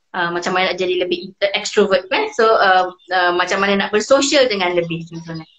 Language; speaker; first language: Malay; native; Malay